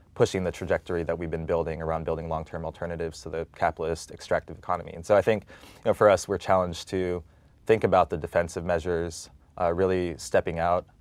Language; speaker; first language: English; native; English